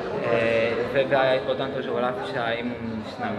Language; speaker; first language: Greek; early bilingual, other home language; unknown